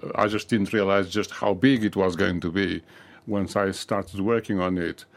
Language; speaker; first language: English; non-native, fluent; Portuguese